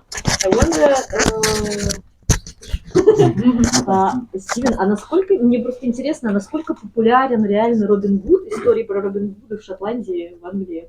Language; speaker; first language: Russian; native; Russian